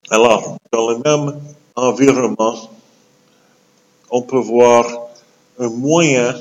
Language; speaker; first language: French; non-native, local second language; English